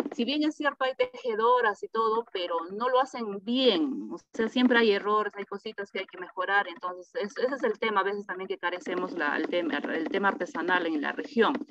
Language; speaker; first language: Spanish; native; Spanish